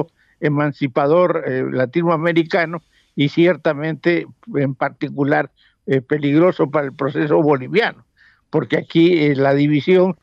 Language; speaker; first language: Spanish; native; Spanish